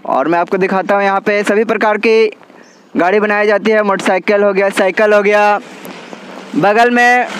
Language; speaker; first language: Hindi; native; Hindi